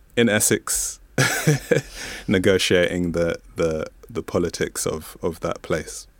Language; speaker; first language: English; non-native, local second language; Bemba